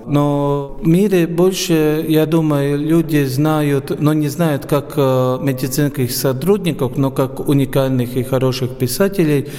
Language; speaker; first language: Russian; non-native, local second language; Latvian